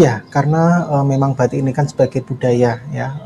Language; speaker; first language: Indonesian; native; Indonesian